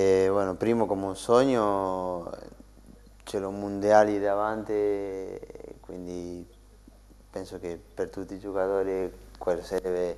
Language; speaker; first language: Italian; non-native, learner; Spanish